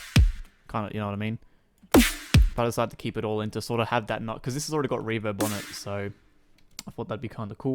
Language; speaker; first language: English; native; English